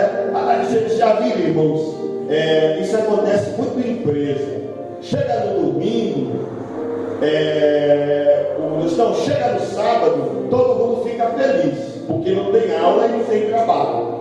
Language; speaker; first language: Portuguese; native; Portuguese